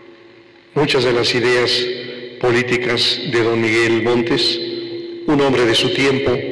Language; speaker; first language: Spanish; native; Spanish